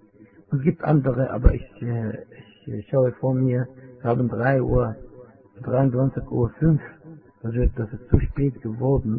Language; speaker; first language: German; non-native, fluent; Arabic